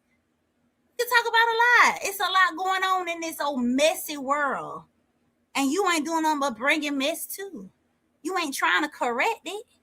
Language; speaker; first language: English; native; English